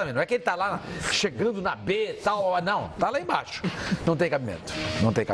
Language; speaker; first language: Portuguese; native; Portuguese